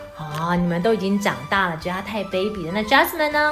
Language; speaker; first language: Chinese; native; Chinese